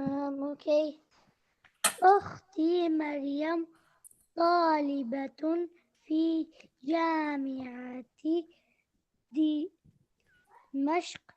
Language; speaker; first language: Arabic; non-native, learner; English